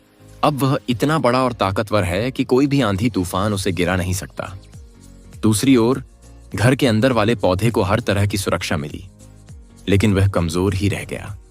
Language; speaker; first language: Hindi; native; Hindi